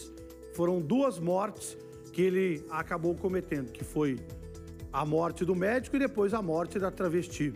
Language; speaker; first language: Portuguese; native; Portuguese